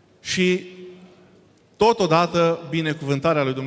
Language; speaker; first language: Romanian; non-native, fluent; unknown